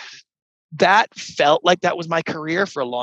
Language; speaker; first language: English; native; English